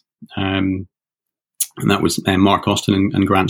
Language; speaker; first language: English; native; English